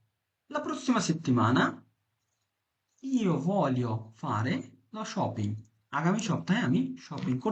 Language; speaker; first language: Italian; non-native, fluent; Bangla